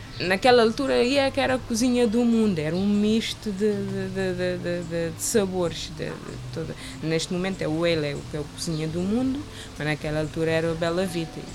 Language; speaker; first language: Portuguese; non-native, local second language; Kabuverdianu